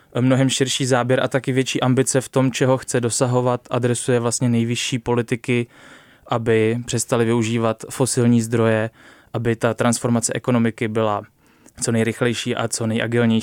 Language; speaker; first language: Czech; native; Czech